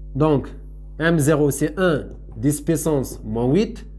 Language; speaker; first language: French; non-native, local second language; Arabic